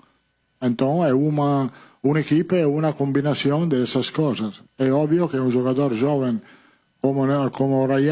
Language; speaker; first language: Portuguese; non-native, fluent; Italian